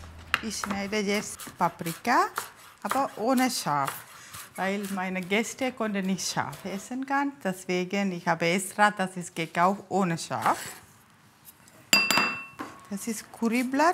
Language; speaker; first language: German; non-native, learner; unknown